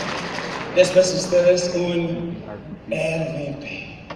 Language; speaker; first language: Spanish; non-native, learner; French